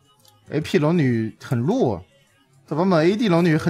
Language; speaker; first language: Chinese; native; Chinese